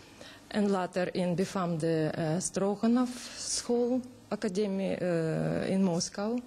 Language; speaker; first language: Dutch; non-native, fluent; Russian